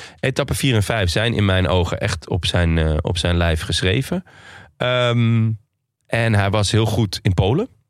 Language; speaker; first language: Dutch; native; Dutch